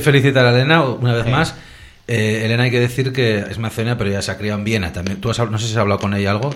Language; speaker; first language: Spanish; native; Spanish